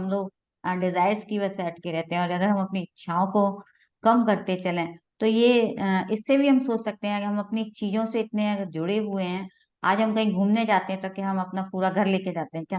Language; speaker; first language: Hindi; native; Hindi